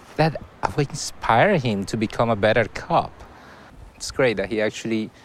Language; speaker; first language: English; non-native, fluent; Spanish